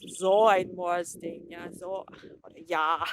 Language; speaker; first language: German; non-native, fluent; Ukrainian